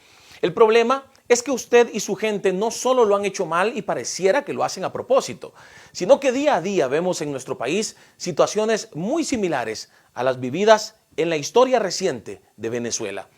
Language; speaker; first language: Spanish; native; Spanish